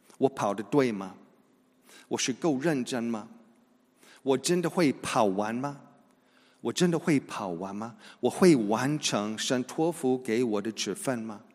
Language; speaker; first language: Chinese; non-native, fluent; English